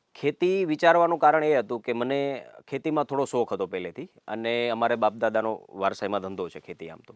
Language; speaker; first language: Gujarati; native; Gujarati